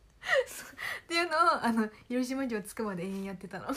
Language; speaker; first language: Japanese; native; Japanese